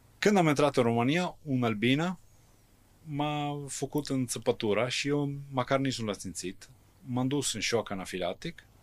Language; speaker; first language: Romanian; non-native, fluent; Italian